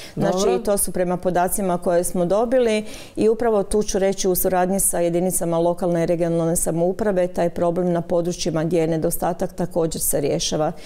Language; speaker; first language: Croatian; native; Croatian